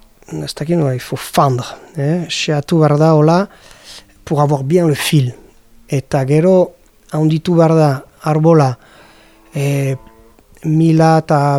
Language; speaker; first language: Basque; non-native, learner; French